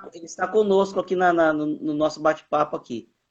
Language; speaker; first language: Portuguese; native; Portuguese